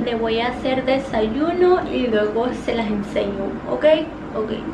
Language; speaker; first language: Spanish; early bilingual, other home language; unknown